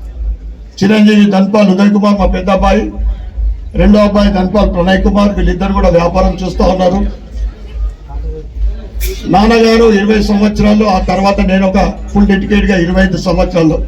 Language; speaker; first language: Telugu; native; Telugu